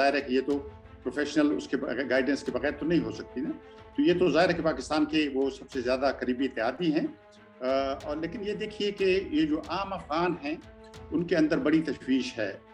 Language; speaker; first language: Urdu; non-native, local second language; Pashto